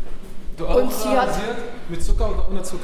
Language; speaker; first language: German; non-native, learner; Arabic